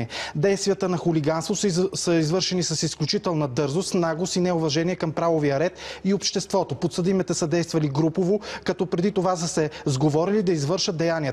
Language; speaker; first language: Bulgarian; native; Bulgarian